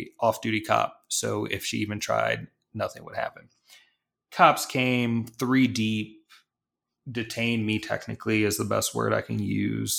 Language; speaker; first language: English; native; English